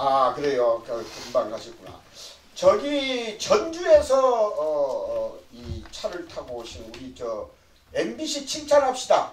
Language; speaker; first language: Korean; native; Korean